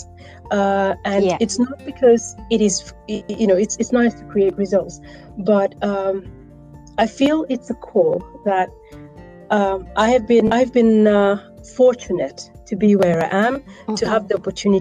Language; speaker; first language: English; non-native, local second language; Acoli